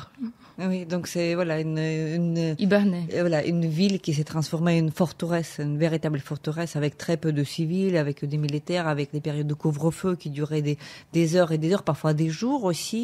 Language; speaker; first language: French; non-native, fluent; Ukrainian